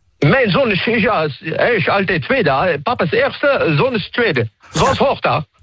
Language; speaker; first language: Dutch; non-native, fluent; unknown